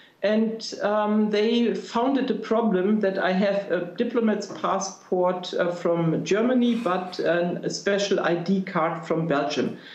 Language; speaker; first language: English; non-native, fluent; German